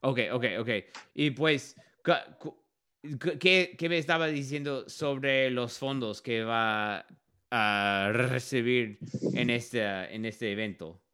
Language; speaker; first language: Spanish; non-native, learner; English